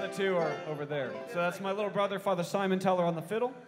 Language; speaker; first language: English; native; English